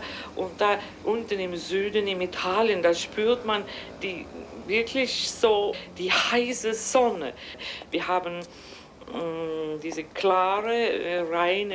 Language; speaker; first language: German; non-native, fluent; Swedish